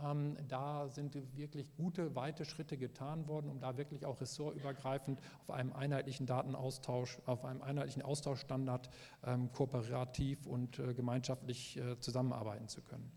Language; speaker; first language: German; native; German